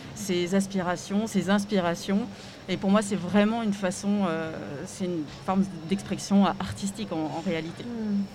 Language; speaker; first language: French; native; French